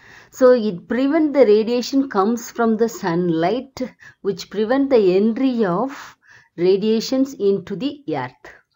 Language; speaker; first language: English; non-native, local second language; Tamil